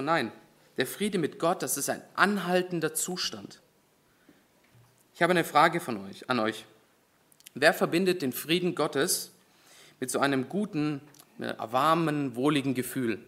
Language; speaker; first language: German; native; German